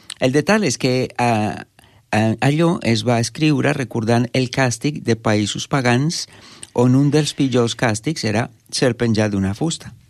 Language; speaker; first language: Catalan; non-native, fluent; Spanish